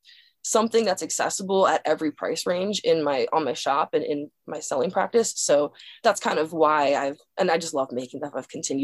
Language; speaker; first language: English; native; English